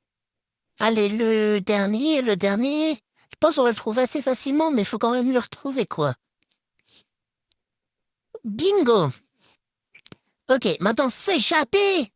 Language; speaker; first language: French; native; French